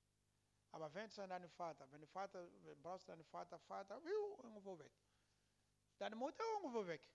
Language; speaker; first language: German; non-native, learner; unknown